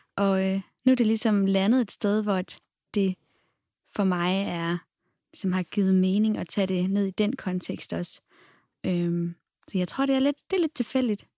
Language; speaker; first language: Danish; native; Danish